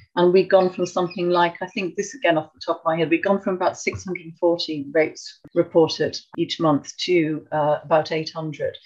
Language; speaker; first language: English; native; English